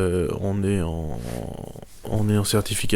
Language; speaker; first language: French; native; French